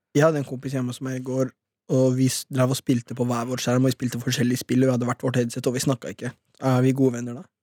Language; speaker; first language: Norwegian; early bilingual, other home language; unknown